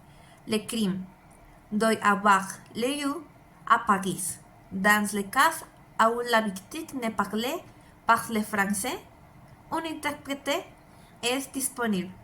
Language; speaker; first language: French; non-native, learner; Spanish